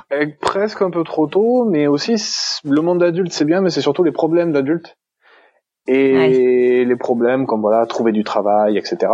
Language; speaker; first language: French; native; French